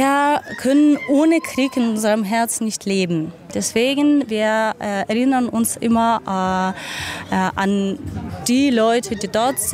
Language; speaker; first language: German; non-native, fluent; Ukrainian